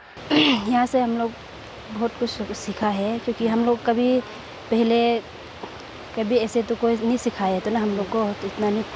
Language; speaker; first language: Hindi; non-native, local second language; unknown